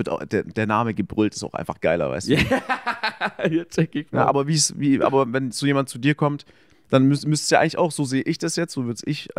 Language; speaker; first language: German; native; German